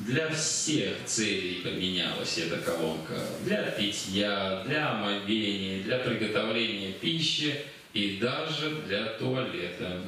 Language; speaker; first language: Russian; native; Russian